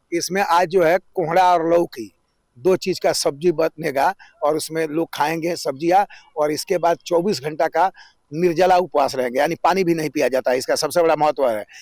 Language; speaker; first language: Hindi; native; Hindi